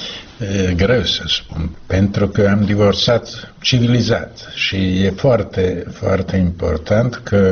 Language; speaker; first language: Romanian; non-native, fluent; Slovak